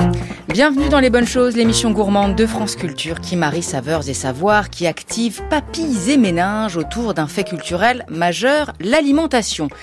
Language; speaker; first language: French; native; French